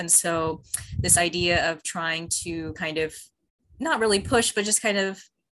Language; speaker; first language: English; native; English